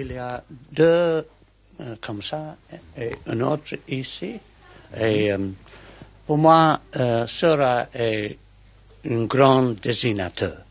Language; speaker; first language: French; non-native, learner; English